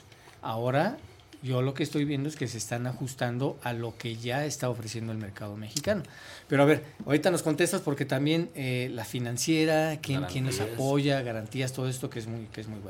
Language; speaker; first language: Spanish; native; Spanish